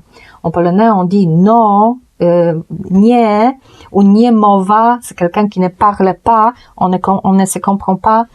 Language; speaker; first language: French; non-native, fluent; Polish